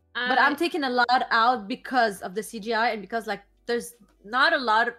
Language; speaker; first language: English; non-native, fluent; Arabic